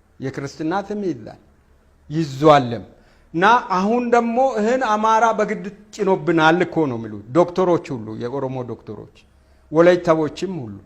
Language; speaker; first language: Amharic; non-native, local second language; Wolaytta